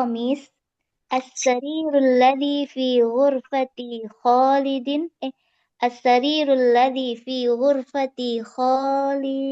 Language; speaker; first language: Arabic; non-native, learner; Indonesian